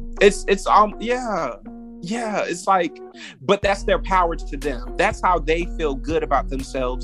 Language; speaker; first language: English; native; English